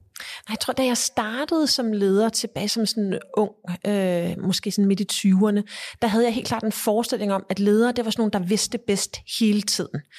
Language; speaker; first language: Danish; early bilingual, heritage; Danish